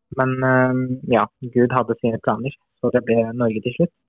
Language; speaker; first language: Norwegian; non-native, fluent; Persian